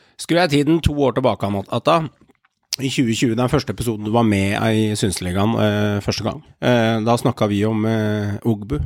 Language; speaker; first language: Norwegian; native; Norwegian